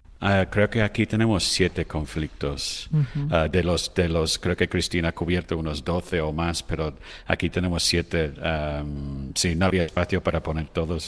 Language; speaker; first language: Spanish; non-native, fluent; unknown